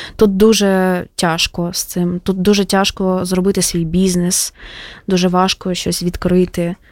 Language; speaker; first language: Ukrainian; native; Ukrainian